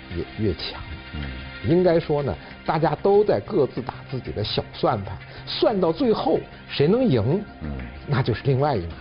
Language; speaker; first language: Chinese; native; Chinese